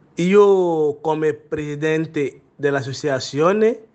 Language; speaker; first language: Italian; non-native, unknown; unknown